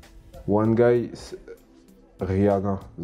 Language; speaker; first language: English; non-native, learner; French